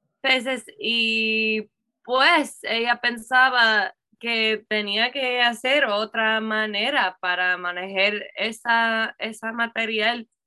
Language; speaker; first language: Spanish; non-native, learner; English